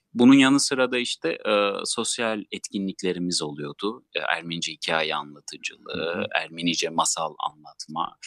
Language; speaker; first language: Turkish; non-native, local second language; Armenian